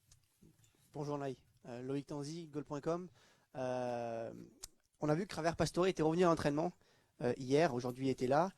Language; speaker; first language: French; native; French